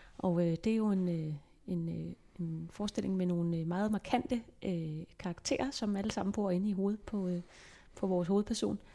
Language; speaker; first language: Danish; native; Danish